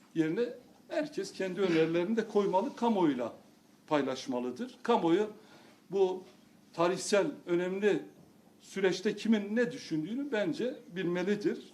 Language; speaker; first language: Turkish; non-native, local second language; Kurdish